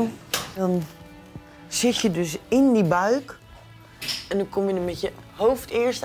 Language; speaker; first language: Dutch; native; Dutch